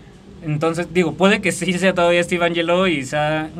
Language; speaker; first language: Spanish; native; Spanish